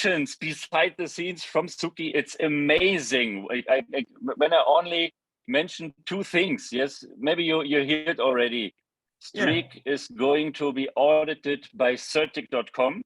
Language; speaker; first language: English; non-native, fluent; German